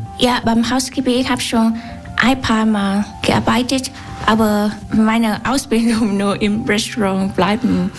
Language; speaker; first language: German; non-native, learner; Vietnamese